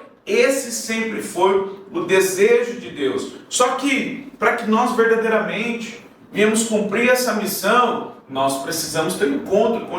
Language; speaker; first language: Portuguese; native; Portuguese